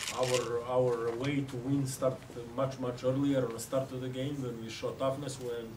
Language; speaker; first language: English; non-native, fluent; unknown